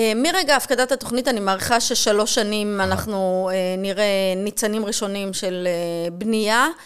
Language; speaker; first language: Hebrew; native; Hebrew